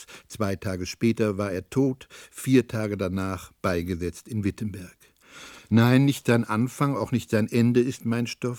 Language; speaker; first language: German; native; German